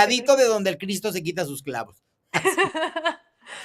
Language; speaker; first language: Spanish; native; Spanish